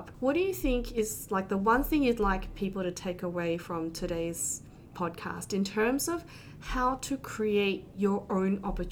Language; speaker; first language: English; native; English